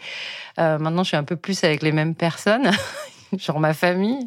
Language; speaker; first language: French; native; French